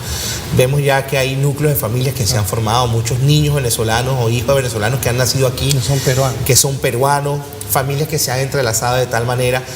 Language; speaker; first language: Spanish; native; Spanish